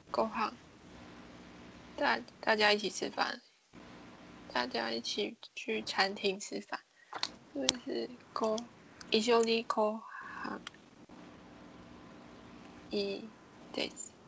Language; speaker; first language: Japanese; non-native, learner; Chinese